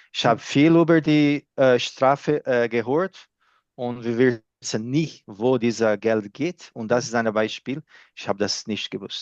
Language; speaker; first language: German; non-native, learner; Portuguese